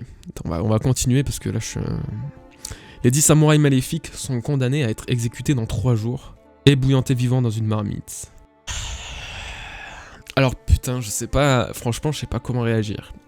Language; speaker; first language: French; native; French